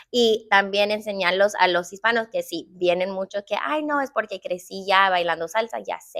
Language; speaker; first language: Spanish; early bilingual, heritage; English